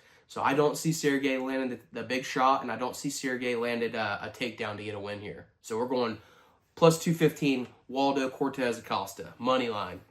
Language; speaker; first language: English; native; English